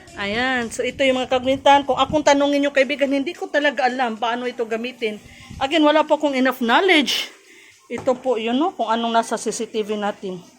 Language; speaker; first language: Filipino; non-native, local second language; Cebuano